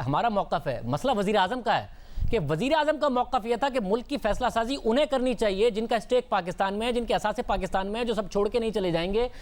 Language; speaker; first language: Urdu; native; Urdu